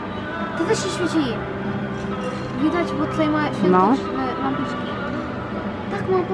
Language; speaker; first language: Polish; early bilingual, heritage; Polish